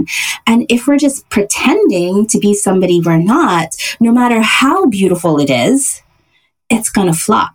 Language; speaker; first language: English; native; English